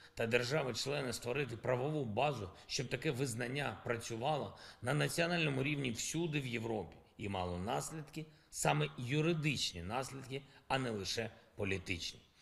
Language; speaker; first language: Ukrainian; non-native, local second language; Russian